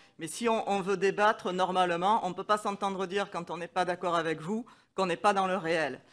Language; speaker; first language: French; native; French